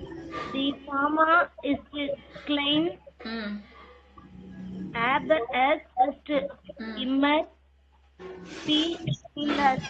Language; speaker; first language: German; non-native, learner; Tamil